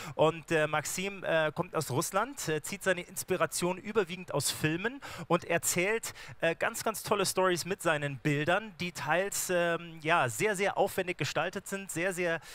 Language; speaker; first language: German; native; German